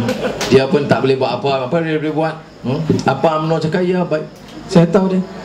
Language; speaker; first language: Malay; native; Malay